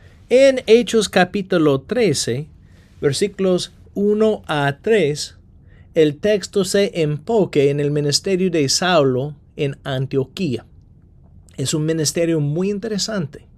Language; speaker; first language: Spanish; non-native, fluent; English